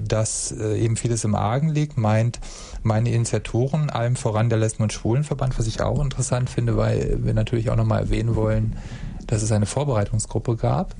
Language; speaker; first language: German; native; German